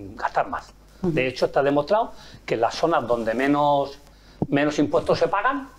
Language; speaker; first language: Spanish; native; Spanish